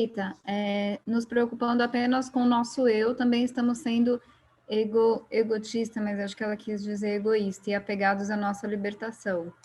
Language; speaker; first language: Portuguese; native; Portuguese